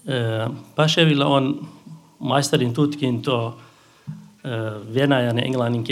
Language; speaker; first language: Finnish; non-native, fluent; Central Kurdish